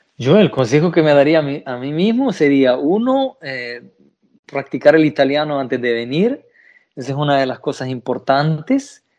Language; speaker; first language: Spanish; native; Spanish